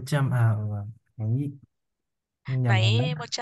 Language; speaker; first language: Chinese; non-native, learner; Vietnamese